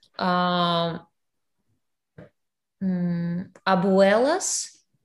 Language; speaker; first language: Spanish; non-native, learner; English